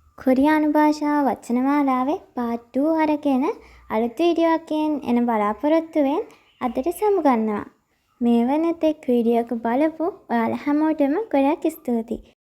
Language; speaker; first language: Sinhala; native; Sinhala